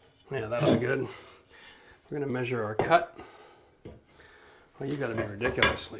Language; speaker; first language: English; native; English